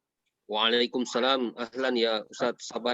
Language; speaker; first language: Arabic; non-native, fluent; Indonesian